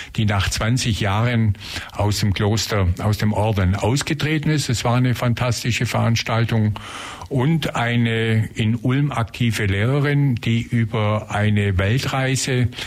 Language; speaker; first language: German; native; German